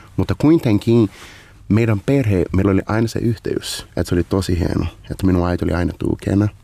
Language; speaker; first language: Finnish; non-native, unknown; Portuguese